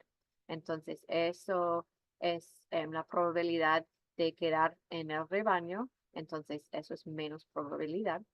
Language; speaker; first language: Spanish; non-native, fluent; English